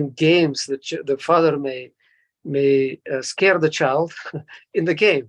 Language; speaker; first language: English; non-native, fluent; Bulgarian